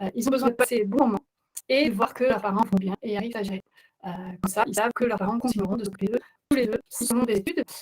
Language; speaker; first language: French; non-native, fluent; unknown